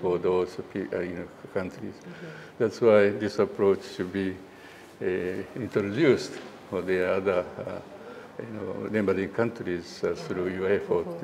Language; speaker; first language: English; non-native, learner; Japanese